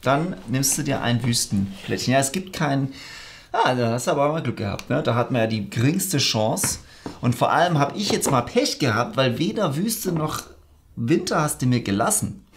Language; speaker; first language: German; native; German